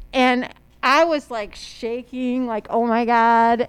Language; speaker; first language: English; native; English